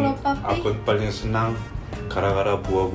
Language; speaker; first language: Indonesian; non-native, fluent; Korean